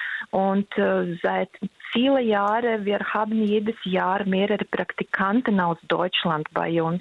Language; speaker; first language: German; non-native, fluent; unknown